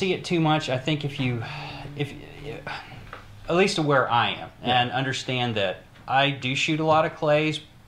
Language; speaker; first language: English; native; English